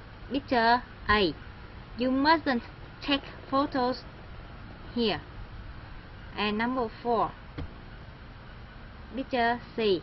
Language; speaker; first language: English; non-native, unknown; Vietnamese